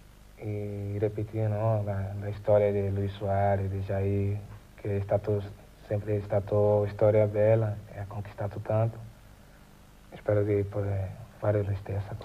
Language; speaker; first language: Italian; non-native, learner; Portuguese